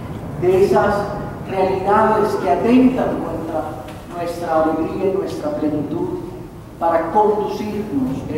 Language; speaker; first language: Spanish; native; Spanish